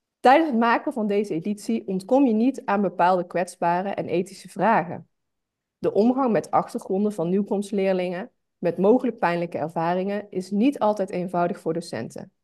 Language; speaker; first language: Dutch; native; Dutch